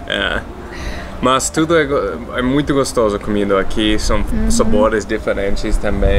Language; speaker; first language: Portuguese; non-native, fluent; English